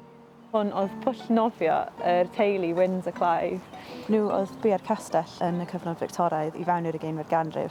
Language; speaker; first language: Welsh; native; Welsh